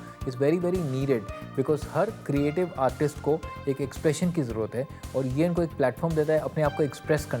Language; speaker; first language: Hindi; native; Hindi